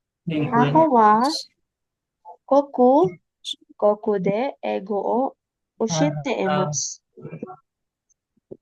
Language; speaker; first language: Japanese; non-native, fluent; Filipino